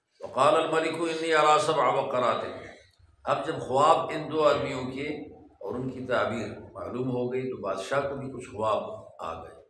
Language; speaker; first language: Urdu; non-native, local second language; Pashto